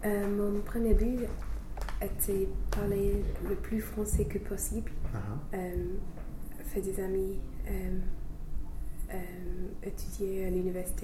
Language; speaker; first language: French; non-native, fluent; English